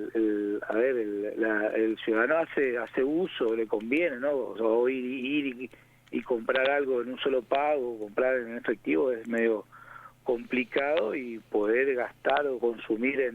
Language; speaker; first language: Spanish; native; Spanish